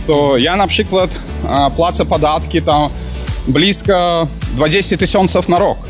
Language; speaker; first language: Ukrainian; non-native, learner; Belarusian